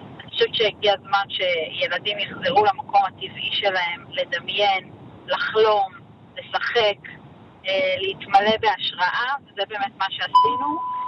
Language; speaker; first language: Hebrew; native; Hebrew